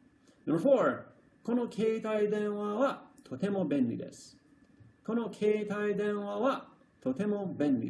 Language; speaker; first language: Japanese; non-native, fluent; English